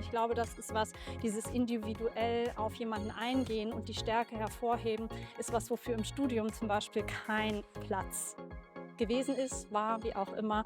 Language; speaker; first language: German; native; German